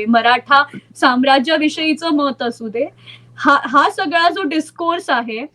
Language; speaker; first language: Marathi; native; Marathi